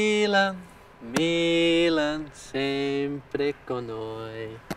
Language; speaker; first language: Italian; non-native, fluent; Portuguese